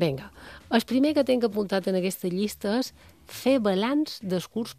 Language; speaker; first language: Catalan; native; Catalan